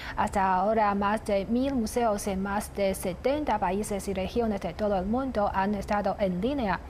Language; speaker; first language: Spanish; non-native, fluent; Chinese